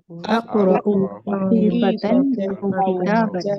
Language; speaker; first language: Arabic; non-native, learner; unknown